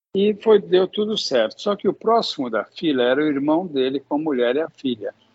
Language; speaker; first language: Portuguese; early bilingual, other home language; Hungarian